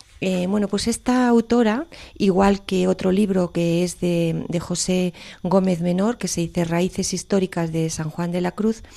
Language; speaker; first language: Spanish; native; Spanish